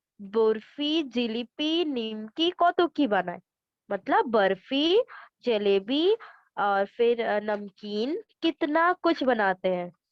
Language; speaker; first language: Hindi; non-native, local second language; Bangla